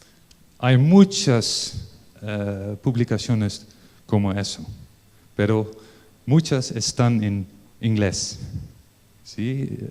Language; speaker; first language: Spanish; non-native, learner; Dutch